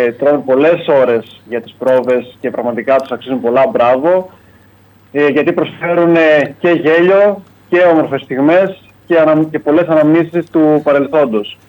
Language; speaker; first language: Greek; native; Greek